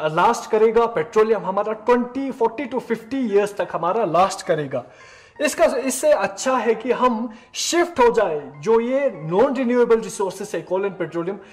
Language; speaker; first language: Hindi; non-native, local second language; Ladakhi